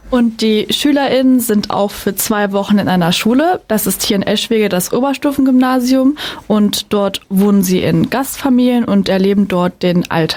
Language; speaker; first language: German; native; German